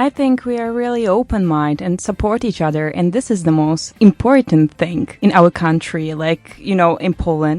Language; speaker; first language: English; non-native, learner; Polish